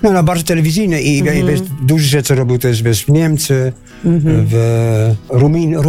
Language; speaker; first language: Polish; non-native, learner; Dutch